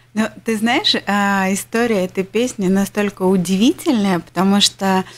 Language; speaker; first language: Russian; native; Russian